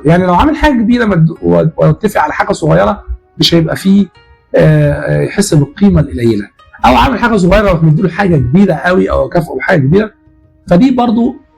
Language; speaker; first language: Arabic; native; Arabic